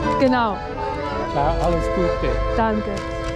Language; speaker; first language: German; non-native, learner; Spanish